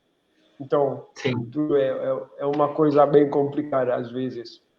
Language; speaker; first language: Portuguese; non-native, local second language; Haitian Creole